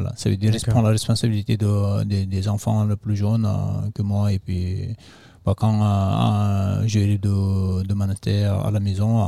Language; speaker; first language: French; non-native, fluent; Nepali